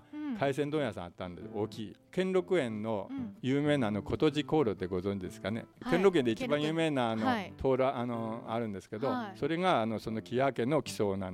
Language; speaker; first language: Japanese; native; Japanese